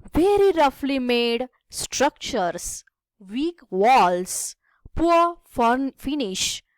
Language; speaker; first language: English; non-native, local second language; Marathi